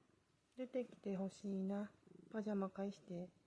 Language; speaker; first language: Japanese; native; Japanese